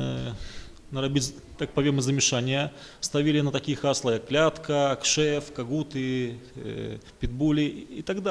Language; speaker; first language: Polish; non-native, fluent; Russian